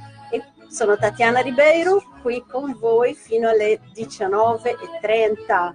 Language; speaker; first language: Italian; non-native, fluent; Portuguese